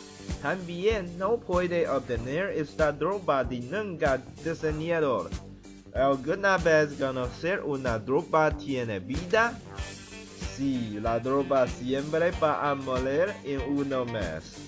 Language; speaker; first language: Spanish; non-native, learner; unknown